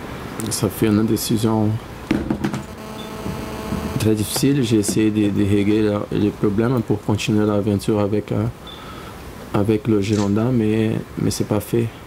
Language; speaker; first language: French; non-native, fluent; Portuguese